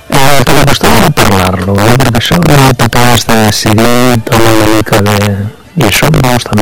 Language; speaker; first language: Catalan; non-native, local second language; Spanish